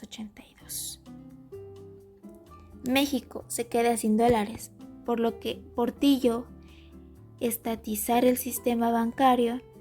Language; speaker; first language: Spanish; native; Spanish